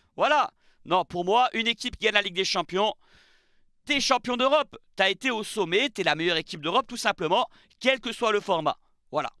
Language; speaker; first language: French; native; French